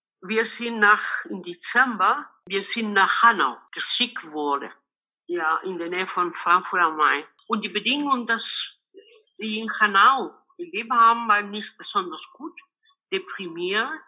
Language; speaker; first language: German; non-native, local second language; Spanish